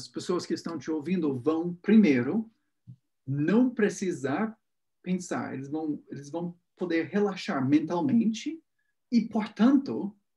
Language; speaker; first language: Portuguese; non-native, fluent; English